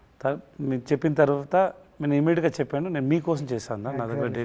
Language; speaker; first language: Telugu; non-native, learner; Tamil